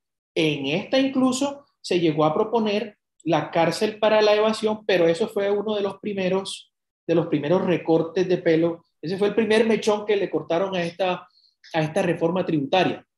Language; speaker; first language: Spanish; native; Spanish